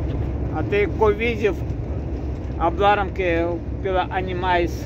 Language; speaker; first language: Portuguese; non-native, learner; Russian